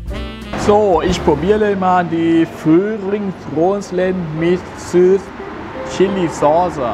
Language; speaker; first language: German; non-native, learner; Thai